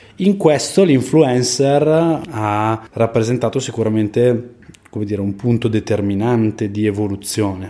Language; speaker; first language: Italian; native; Italian